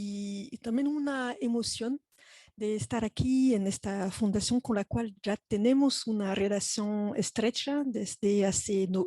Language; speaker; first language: Spanish; non-native, fluent; French